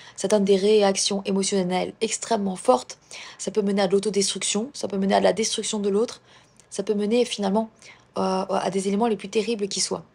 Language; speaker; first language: French; native; French